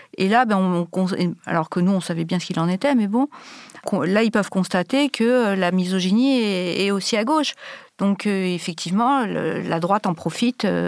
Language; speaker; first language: French; native; French